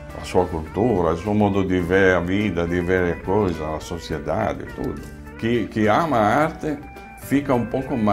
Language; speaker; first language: Portuguese; non-native, fluent; Italian